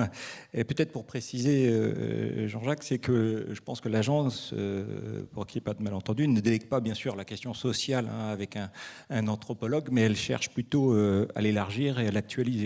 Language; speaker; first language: French; native; French